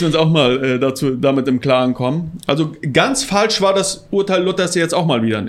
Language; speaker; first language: German; non-native, local second language; Plautdietsch